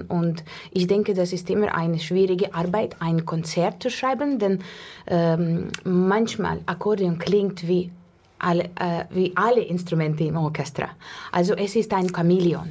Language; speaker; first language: German; non-native, learner; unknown